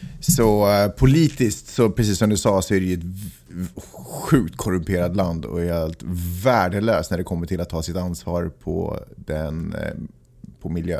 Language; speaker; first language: Swedish; native; Swedish